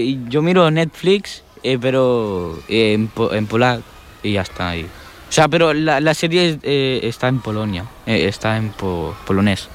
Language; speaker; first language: Catalan; early bilingual, other home language; Polish